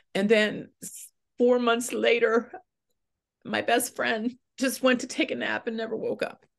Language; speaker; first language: English; native; English